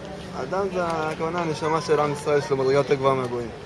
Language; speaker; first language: Hebrew; native; Hebrew